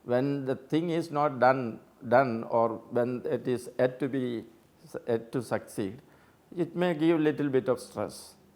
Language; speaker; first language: English; non-native, local second language; Malayalam